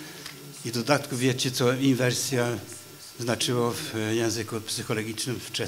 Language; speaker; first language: Polish; non-native, fluent; Swedish